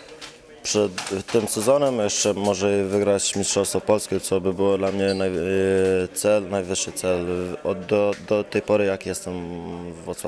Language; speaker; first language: Polish; non-native, fluent; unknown